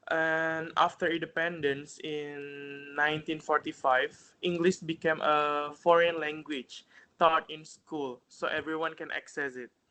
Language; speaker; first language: English; non-native, fluent; Indonesian